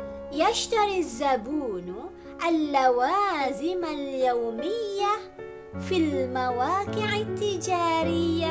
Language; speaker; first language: Arabic; non-native, fluent; Malay